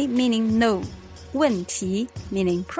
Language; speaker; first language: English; non-native, fluent; Chinese